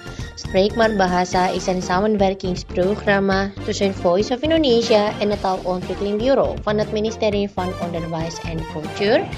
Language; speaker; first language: Dutch; non-native, learner; Indonesian